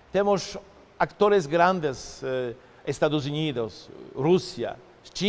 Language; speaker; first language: Portuguese; non-native, fluent; Polish